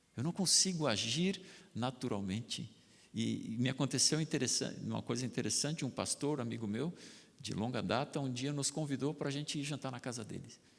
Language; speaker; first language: Portuguese; non-native, local second language; German